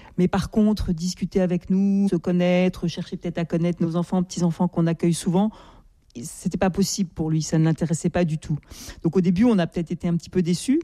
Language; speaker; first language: French; native; French